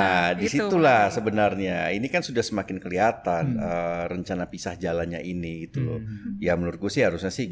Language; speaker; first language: Indonesian; native; Indonesian